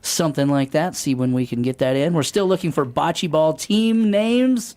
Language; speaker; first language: English; native; English